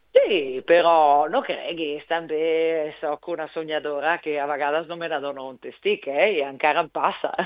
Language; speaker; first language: Catalan; non-native, fluent; Italian